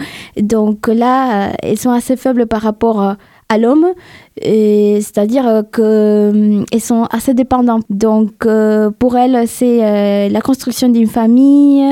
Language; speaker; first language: French; non-native, fluent; Spanish